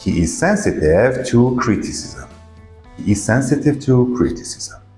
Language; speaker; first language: English; non-native, fluent; Persian